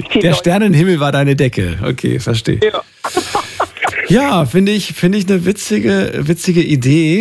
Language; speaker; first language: German; native; German